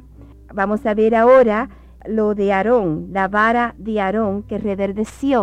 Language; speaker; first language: Spanish; native; Spanish